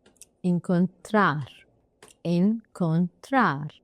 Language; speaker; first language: Spanish; non-native, learner; Arabic